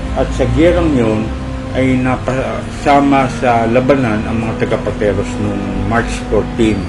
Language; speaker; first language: Filipino; native; Filipino